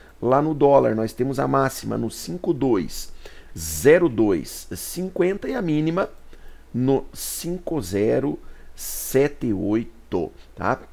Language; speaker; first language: Portuguese; native; Portuguese